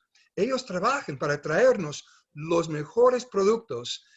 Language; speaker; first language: Spanish; non-native, fluent; English